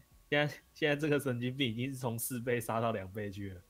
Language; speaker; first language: Chinese; native; Chinese